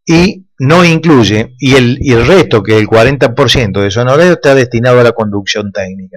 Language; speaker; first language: Spanish; native; Spanish